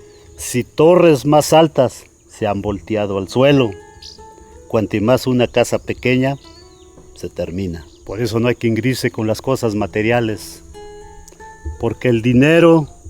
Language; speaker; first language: Spanish; native; Spanish